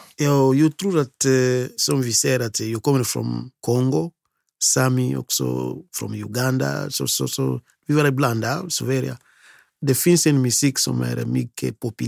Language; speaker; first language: Swedish; non-native, learner; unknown